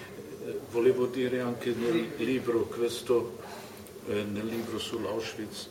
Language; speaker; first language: Italian; non-native, fluent; German